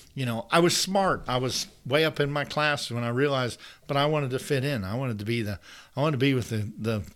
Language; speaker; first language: English; native; English